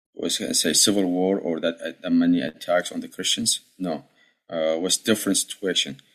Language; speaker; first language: English; early bilingual, other home language; Arabic